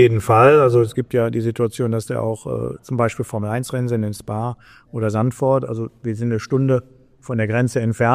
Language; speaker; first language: German; native; German